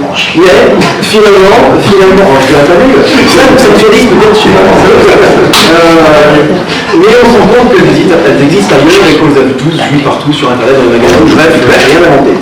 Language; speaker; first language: French; native; French